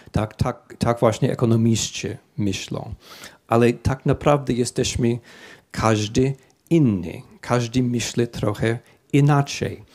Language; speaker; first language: Polish; non-native, fluent; English